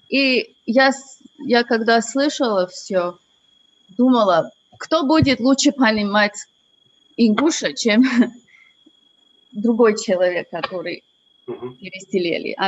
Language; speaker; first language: Russian; non-native, fluent; English